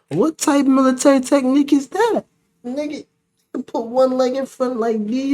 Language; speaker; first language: English; native; English